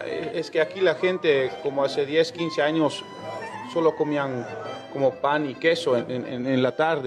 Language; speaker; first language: Spanish; early bilingual, heritage; Spanish